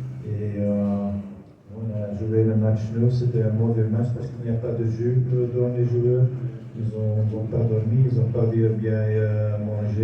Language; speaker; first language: French; non-native, local second language; Dutch